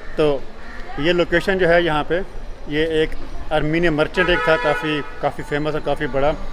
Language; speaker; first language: Urdu; non-native, local second language; Punjabi